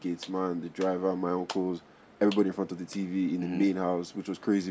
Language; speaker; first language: English; non-native, local second language; Yoruba